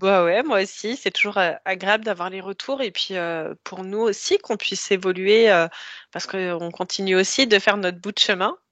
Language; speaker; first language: French; native; French